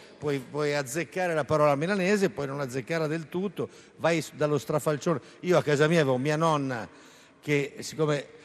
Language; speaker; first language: Italian; native; Italian